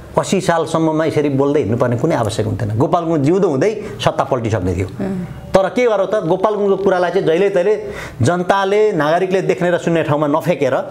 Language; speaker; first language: Nepali; non-native, local second language; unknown